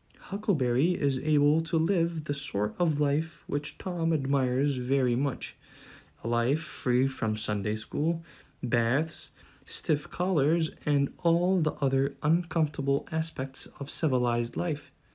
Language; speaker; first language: English; non-native, fluent; Arabic